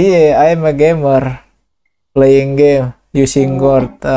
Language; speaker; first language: English; non-native, learner; Indonesian